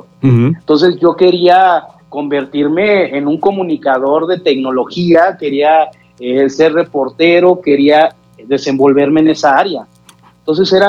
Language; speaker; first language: Spanish; native; Spanish